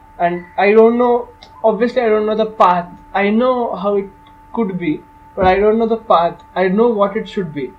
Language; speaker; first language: English; non-native, local second language; Marathi